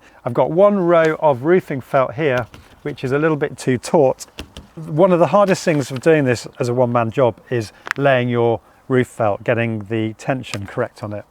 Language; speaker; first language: English; native; English